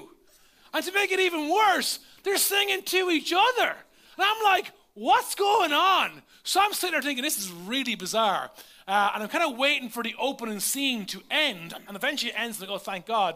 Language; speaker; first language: English; native; English